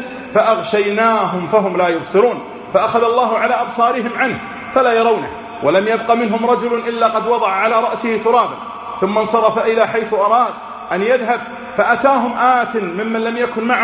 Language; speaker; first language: Arabic; native; Arabic